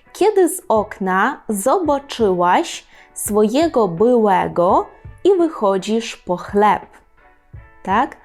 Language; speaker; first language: Polish; non-native, fluent; Ukrainian